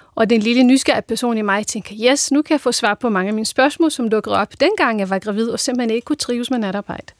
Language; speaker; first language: Danish; non-native, fluent; Portuguese